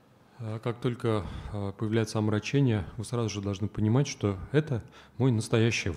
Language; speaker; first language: Russian; native; Russian